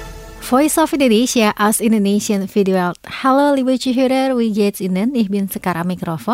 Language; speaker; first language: German; non-native, fluent; Indonesian